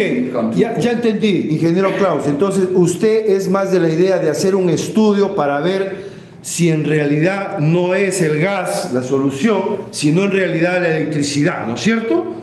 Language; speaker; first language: Spanish; native; Spanish